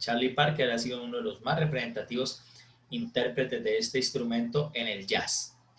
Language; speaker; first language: Spanish; native; Spanish